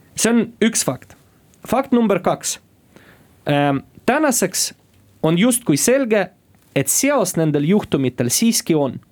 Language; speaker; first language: Estonian; non-native, local second language; Russian